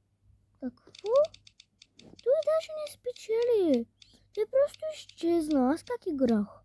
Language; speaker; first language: Bulgarian; early bilingual, heritage; Bulgarian